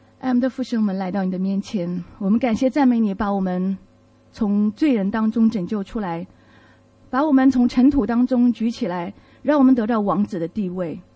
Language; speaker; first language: Chinese; native; Chinese